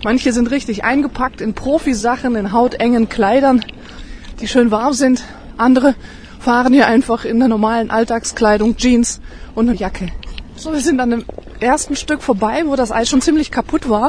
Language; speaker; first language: German; native; German